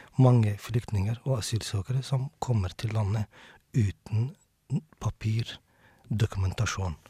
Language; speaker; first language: Norwegian; non-native, fluent; Somali